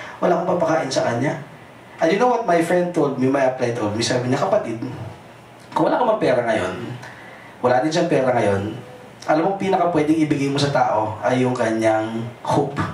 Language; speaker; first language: Filipino; non-native, local second language; Cebuano